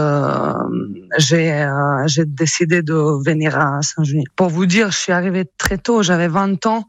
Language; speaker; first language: French; non-native, fluent; Croatian